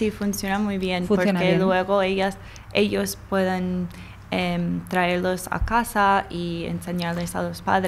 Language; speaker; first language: Spanish; non-native, learner; English